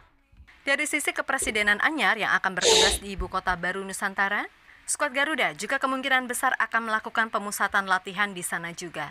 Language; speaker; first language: Indonesian; native; Indonesian